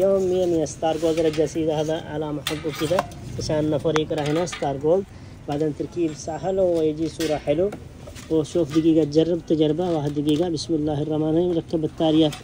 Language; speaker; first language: Arabic; non-native, learner; Urdu